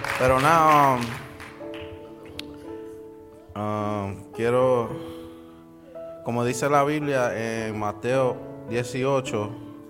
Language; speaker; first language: Spanish; native; Spanish